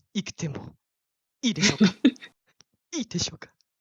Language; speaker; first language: Japanese; non-native, learner; Malay